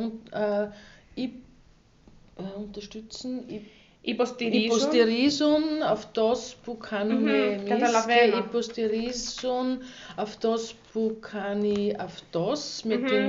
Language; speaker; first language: Greek; non-native, learner; German